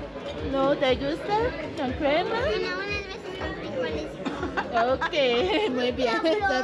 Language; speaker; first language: Spanish; non-native, learner; English